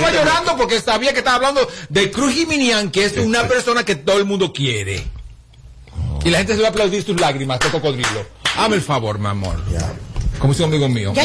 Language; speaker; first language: Spanish; native; Spanish